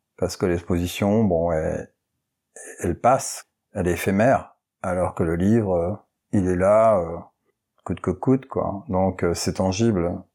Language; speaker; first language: French; native; French